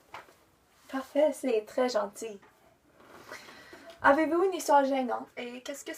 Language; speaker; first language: French; non-native, learner; English